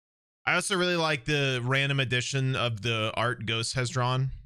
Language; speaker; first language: English; native; English